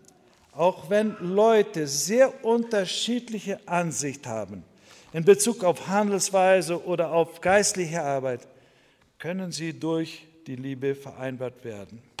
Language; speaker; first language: German; non-native, fluent; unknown